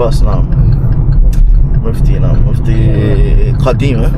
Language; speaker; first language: Arabic; non-native, learner; English